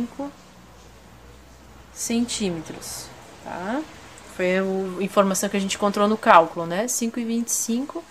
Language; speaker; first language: Portuguese; native; Portuguese